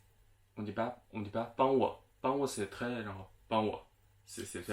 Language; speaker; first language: French; non-native, fluent; Chinese